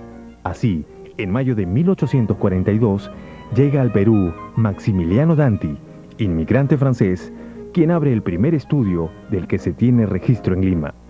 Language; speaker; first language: Spanish; native; Spanish